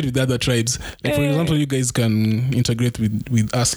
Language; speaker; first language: English; non-native, local second language; Luo (Kenya and Tanzania)